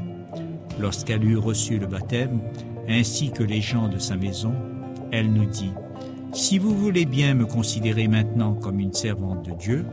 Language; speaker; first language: French; native; French